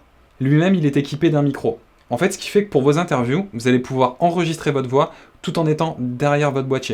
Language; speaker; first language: French; native; French